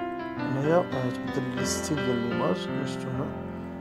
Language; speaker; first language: Arabic; native; Arabic